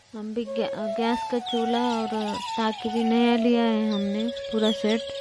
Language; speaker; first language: Hindi; non-native, local second language; Telugu